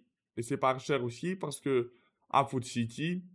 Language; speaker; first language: French; non-native, learner; Russian